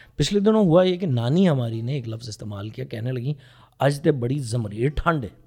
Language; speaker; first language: Urdu; non-native, local second language; Pahari-Potwari